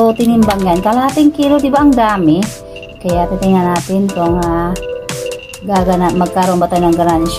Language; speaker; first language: Filipino; non-native, local second language; Cebuano